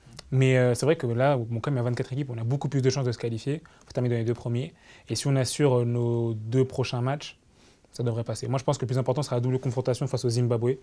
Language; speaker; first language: French; native; French